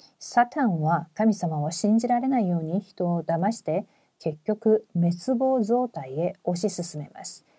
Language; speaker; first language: Japanese; non-native, fluent; Korean